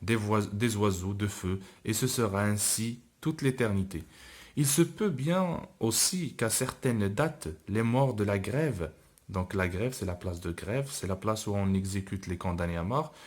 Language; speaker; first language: French; non-native, local second language; Arabic